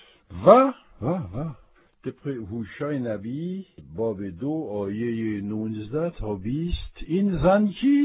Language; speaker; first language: Persian; non-native, fluent; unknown